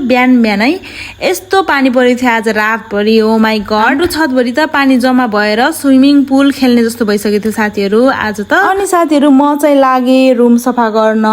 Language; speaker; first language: Nepali; non-native, local second language; Dangaura Tharu